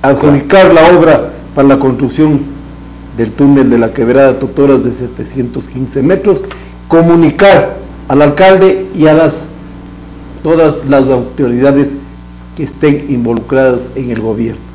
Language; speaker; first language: Spanish; native; Spanish